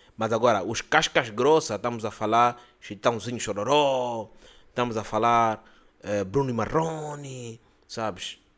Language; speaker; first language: Portuguese; native; Portuguese